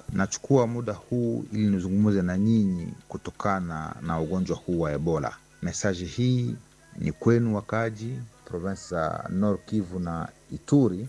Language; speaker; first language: Swahili; non-native, local second language; Nande